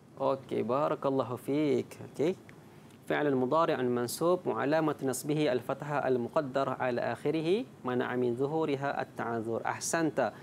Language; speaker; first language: Arabic; non-native, fluent; Malay